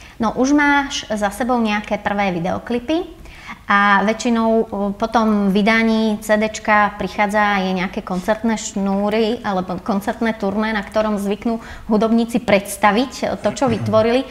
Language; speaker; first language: Slovak; native; Slovak